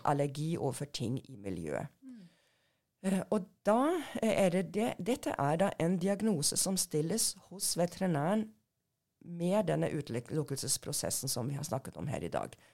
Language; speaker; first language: Norwegian; non-native, fluent; German